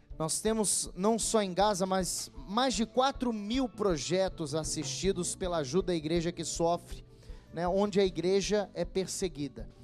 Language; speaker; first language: Portuguese; native; Portuguese